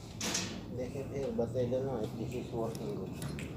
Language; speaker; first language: English; non-native, local second language; Filipino